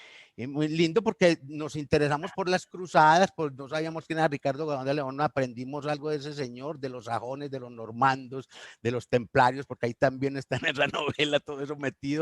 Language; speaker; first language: Spanish; native; Spanish